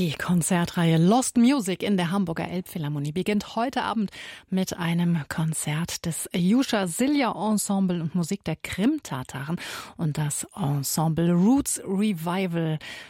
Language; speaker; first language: German; native; German